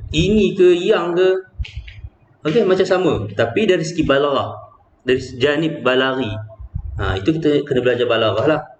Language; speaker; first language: Malay; native; Malay